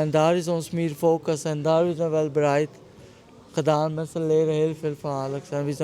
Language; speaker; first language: Dutch; non-native, learner; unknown